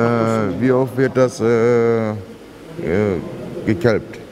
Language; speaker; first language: German; non-native, fluent; Turkish